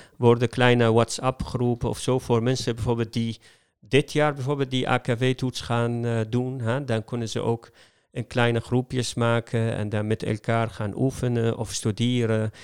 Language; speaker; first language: Dutch; non-native, fluent; Arabic